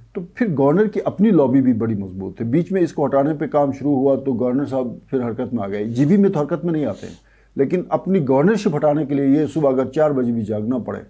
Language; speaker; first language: Urdu; non-native, local second language; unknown